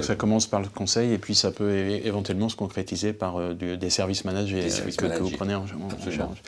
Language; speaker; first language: French; native; French